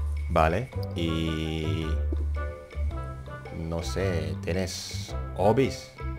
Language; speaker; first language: Spanish; non-native, fluent; Indonesian